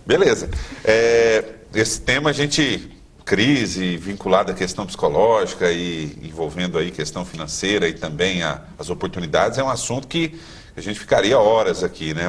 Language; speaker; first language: Portuguese; native; Portuguese